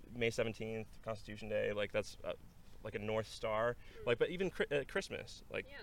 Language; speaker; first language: English; non-native, fluent; Norwegian